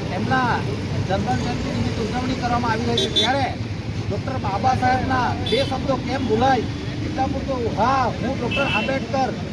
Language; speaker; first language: Gujarati; native; Gujarati